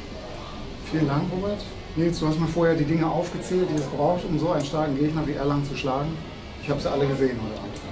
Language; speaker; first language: German; native; German